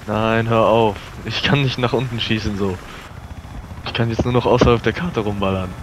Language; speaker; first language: German; native; German